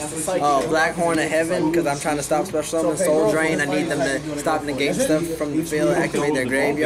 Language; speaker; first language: English; native; English